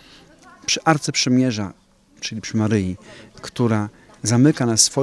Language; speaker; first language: Polish; native; Polish